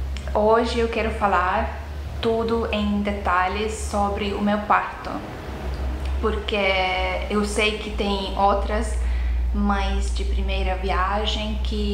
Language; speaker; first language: Portuguese; non-native, fluent; Estonian